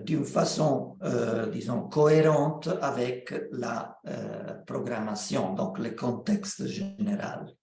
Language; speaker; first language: French; non-native, fluent; Italian